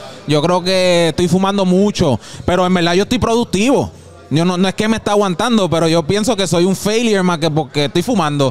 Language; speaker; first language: Spanish; early bilingual, heritage; Spanish